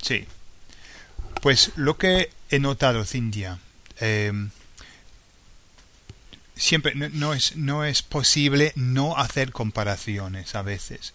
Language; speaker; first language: Spanish; non-native, fluent; English